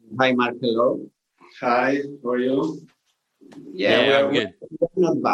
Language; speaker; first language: English; non-native, learner; Spanish